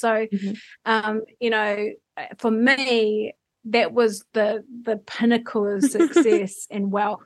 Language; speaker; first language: English; native; English